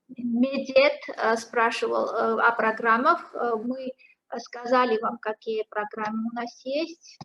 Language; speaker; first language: Russian; non-native, fluent; Georgian